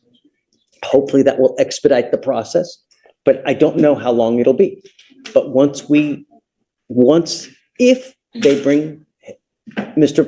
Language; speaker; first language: English; native; English